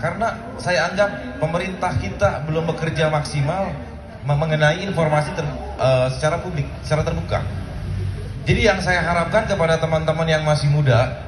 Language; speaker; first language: Indonesian; native; Indonesian